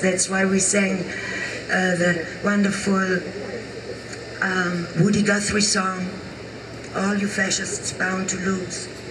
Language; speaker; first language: English; non-native, fluent; German